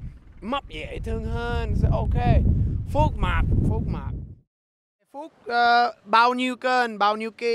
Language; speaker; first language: Vietnamese; non-native, learner; English